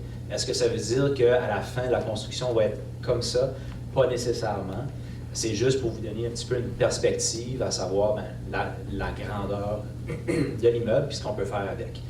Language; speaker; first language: French; native; French